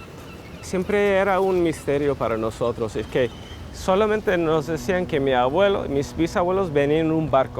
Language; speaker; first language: Spanish; non-native, fluent; English